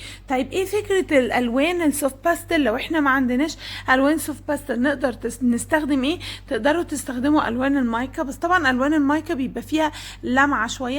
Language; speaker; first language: Arabic; native; Arabic